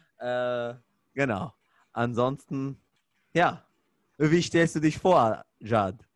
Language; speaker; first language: German; non-native, fluent; Arabic